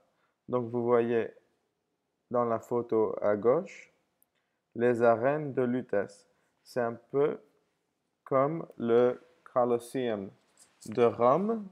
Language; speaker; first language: French; non-native, fluent; English